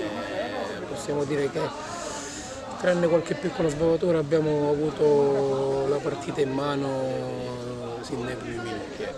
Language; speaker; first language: Italian; native; Italian